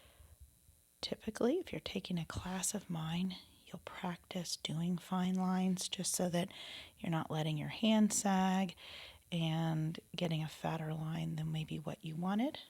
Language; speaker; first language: English; native; English